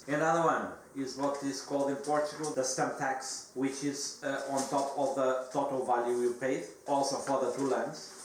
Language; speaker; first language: English; non-native, fluent; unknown